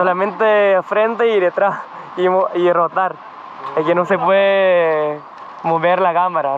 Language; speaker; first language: Spanish; non-native, learner; Thai